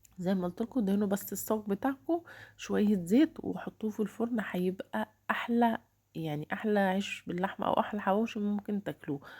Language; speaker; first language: Egyptian Arabic; native; Egyptian Arabic